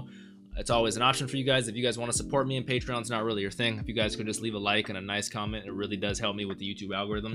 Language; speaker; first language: English; native; English